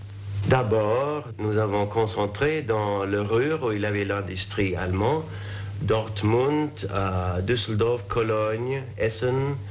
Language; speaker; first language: French; non-native, fluent; English